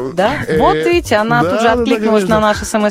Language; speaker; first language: Russian; native; Russian